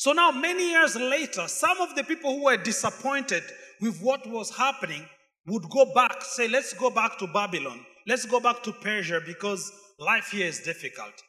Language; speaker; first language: English; non-native, fluent; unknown